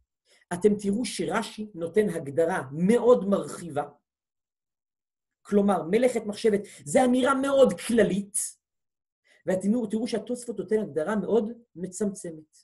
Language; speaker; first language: Hebrew; native; Hebrew